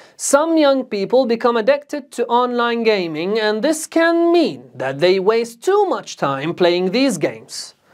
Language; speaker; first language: English; non-native, fluent; Arabic